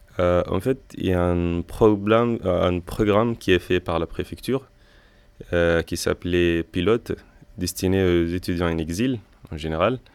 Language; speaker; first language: French; non-native, fluent; Arabic